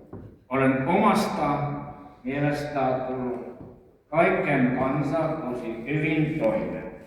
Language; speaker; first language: Finnish; non-native, local second language; Estonian